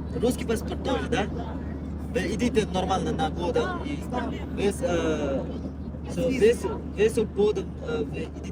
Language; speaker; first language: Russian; non-native, learner; Bangla